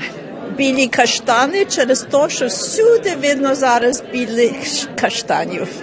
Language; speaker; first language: Ukrainian; early bilingual, heritage; Ukrainian